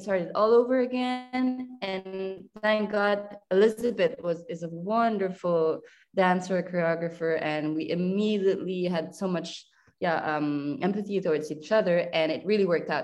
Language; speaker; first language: English; non-native, local second language; French